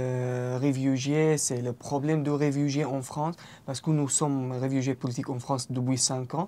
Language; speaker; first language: French; non-native, learner; Arabic